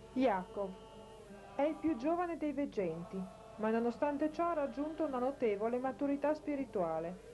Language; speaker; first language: Italian; native; Italian